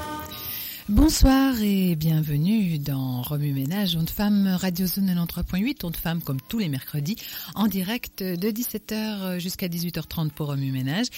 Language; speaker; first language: French; native; French